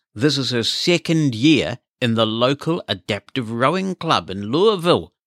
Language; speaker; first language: English; native; English